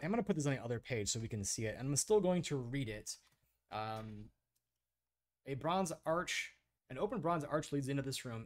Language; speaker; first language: English; native; English